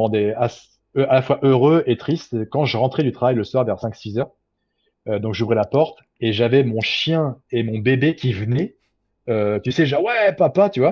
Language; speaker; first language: French; native; French